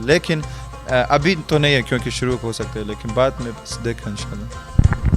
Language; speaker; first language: Hindi; early bilingual, heritage; Hindi